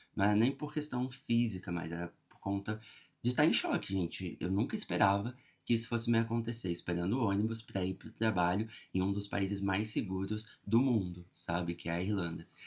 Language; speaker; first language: Portuguese; native; Portuguese